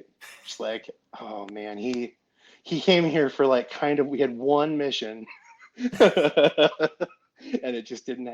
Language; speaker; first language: English; native; English